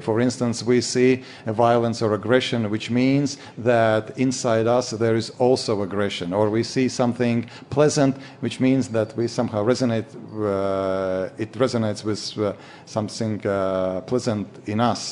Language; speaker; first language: English; non-native, fluent; Latvian